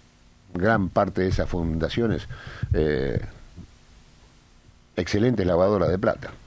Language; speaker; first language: Spanish; native; Spanish